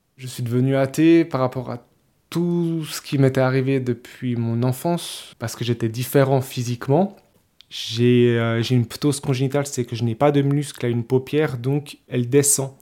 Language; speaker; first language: French; early bilingual, other home language; Spanish